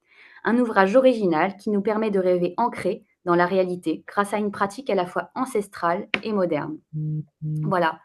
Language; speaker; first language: French; native; French